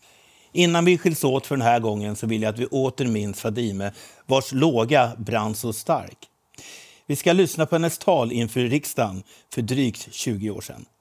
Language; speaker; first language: Swedish; native; Swedish